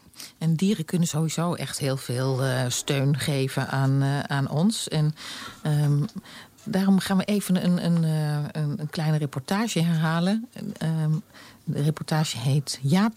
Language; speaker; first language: Dutch; native; Dutch